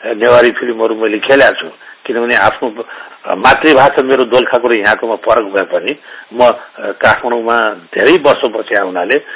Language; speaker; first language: Nepali; non-native, local second language; Newari